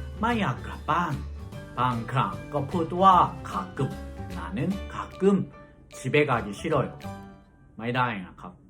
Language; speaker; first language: Thai; non-native, fluent; Korean